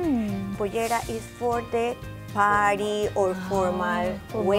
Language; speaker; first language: English; non-native, learner; Spanish